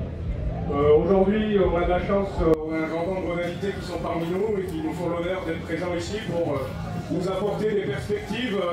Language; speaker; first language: French; native; French